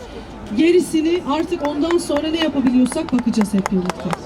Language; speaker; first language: Turkish; native; Turkish